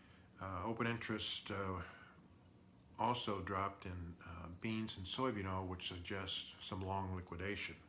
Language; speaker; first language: English; native; English